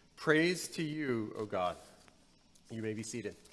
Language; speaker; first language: English; native; English